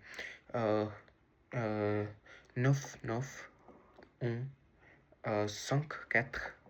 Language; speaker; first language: French; non-native, learner; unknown